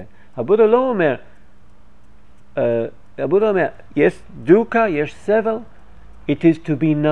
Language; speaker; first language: Hebrew; non-native, fluent; English